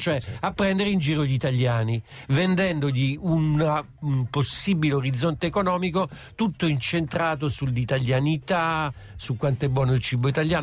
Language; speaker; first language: Italian; native; Italian